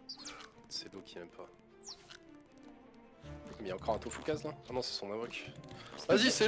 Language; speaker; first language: French; native; French